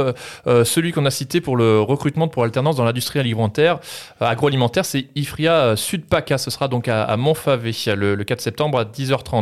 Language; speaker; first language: French; native; French